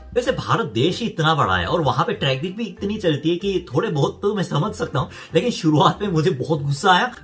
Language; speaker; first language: Hindi; non-native, fluent; Korean